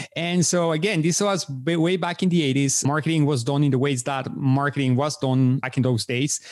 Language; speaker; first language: English; non-native, fluent; Spanish